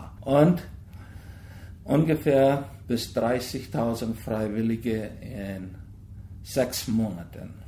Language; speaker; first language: German; early bilingual, heritage; German